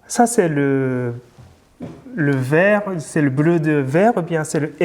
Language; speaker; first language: French; non-native, fluent; Japanese